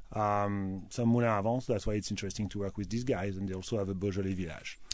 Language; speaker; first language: English; non-native, fluent; French